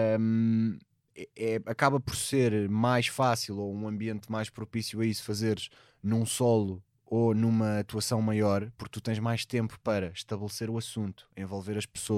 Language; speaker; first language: Portuguese; native; Portuguese